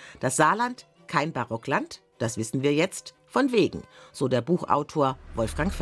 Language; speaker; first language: German; native; German